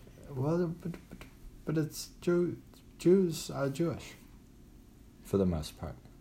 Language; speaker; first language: English; native; English